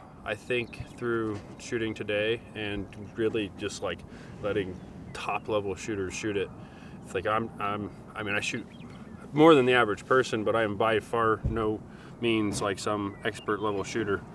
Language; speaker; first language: English; native; English